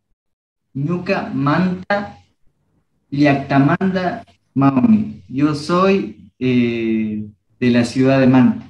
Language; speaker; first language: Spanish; non-native, local second language; Quechua